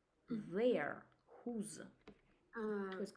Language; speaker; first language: English; non-native, fluent; Russian